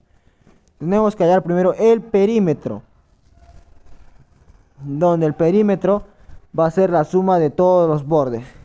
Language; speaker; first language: Spanish; native; Spanish